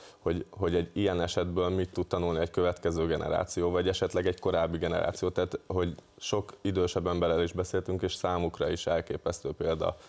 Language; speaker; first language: Hungarian; native; Hungarian